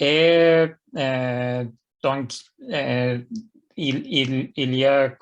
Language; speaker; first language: French; non-native, fluent; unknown